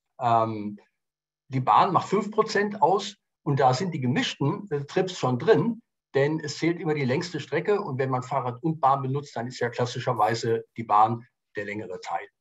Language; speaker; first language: German; native; German